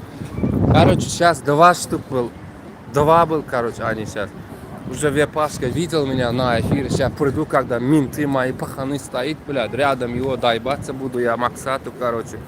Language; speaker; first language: Russian; non-native, fluent; Turkmen